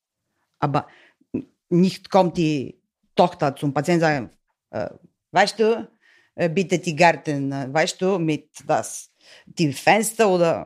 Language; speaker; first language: German; non-native, learner; Bulgarian